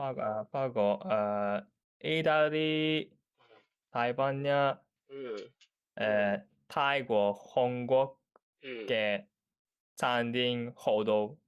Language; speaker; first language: Cantonese; non-native, learner; Japanese